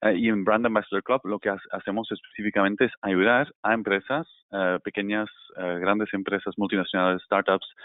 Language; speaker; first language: Spanish; non-native, fluent; Dutch